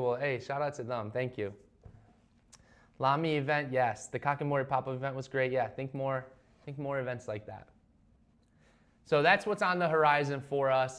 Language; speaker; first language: English; native; English